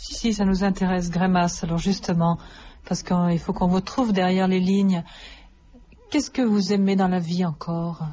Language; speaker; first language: French; native; French